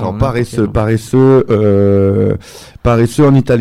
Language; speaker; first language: French; native; French